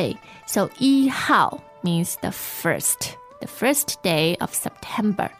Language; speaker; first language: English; non-native, fluent; Chinese